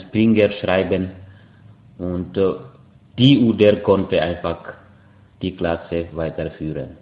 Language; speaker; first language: German; non-native, fluent; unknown